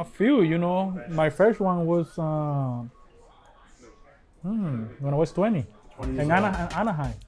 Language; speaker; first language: English; non-native, fluent; Spanish